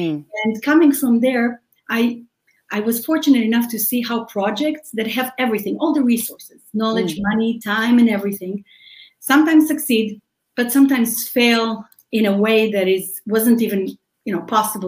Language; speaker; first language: English; non-native, fluent; Hebrew